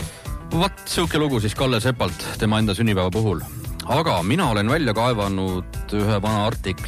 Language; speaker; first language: Estonian; native; Estonian